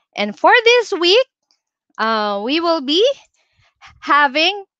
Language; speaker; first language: English; non-native, local second language; Filipino